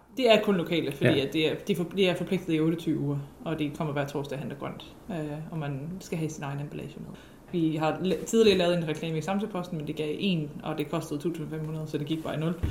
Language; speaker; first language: Danish; non-native, fluent; English